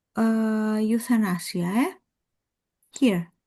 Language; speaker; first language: English; non-native, fluent; Greek